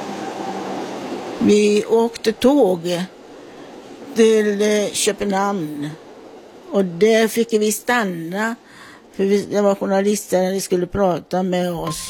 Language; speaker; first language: Swedish; non-native, fluent; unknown